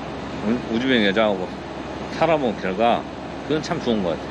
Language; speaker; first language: Korean; native; Korean